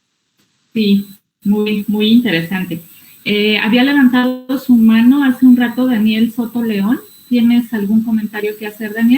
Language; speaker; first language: Spanish; native; Spanish